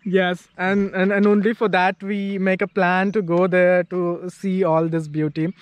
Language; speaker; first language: English; non-native, local second language; Marathi